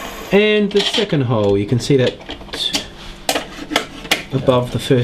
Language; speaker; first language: English; native; English